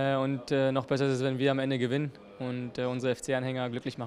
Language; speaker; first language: German; native; German